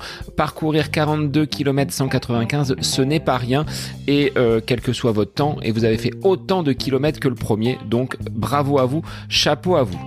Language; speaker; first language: French; native; French